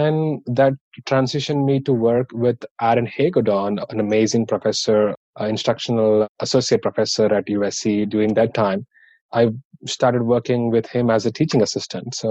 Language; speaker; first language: English; non-native, local second language; Telugu